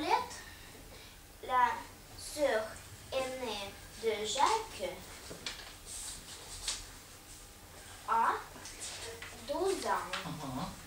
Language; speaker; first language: French; non-native, learner; Russian